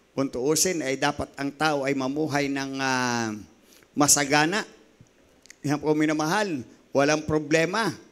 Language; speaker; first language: Filipino; native; Filipino